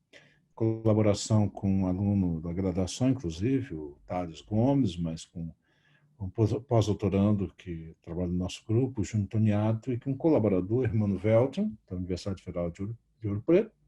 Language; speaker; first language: Portuguese; native; Portuguese